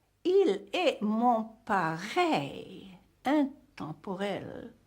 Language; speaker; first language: French; non-native, fluent; Hungarian